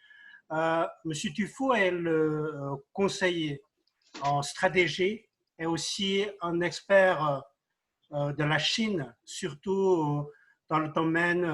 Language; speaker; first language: French; non-native, fluent; Chinese